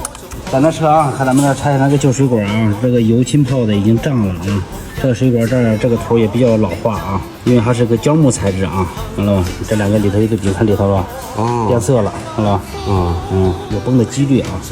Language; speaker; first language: Chinese; native; Chinese